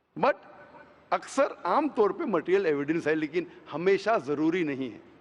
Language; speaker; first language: Hindi; non-native, local second language; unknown